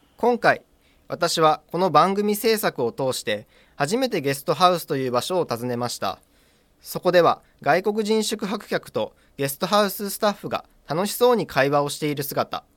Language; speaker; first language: Japanese; native; Japanese